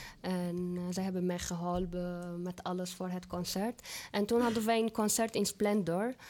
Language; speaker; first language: Dutch; non-native, fluent; Arabic